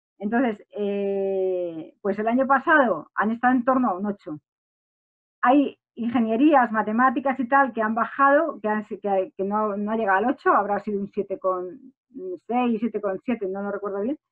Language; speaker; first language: Spanish; native; Spanish